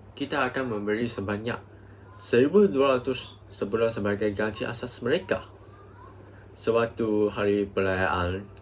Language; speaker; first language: Malay; non-native, local second language; Chinese